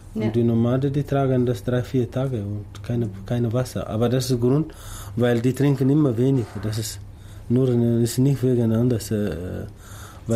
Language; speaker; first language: German; non-native, learner; Tamasheq